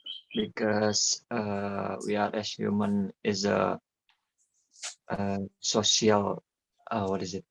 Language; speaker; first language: English; non-native, learner; Indonesian